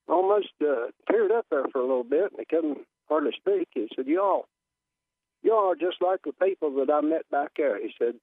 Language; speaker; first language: English; native; English